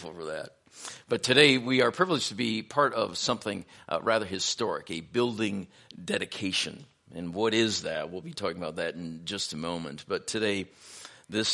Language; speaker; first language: English; native; English